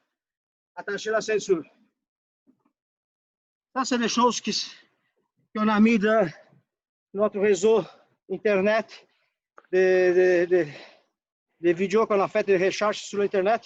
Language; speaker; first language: French; non-native, fluent; Portuguese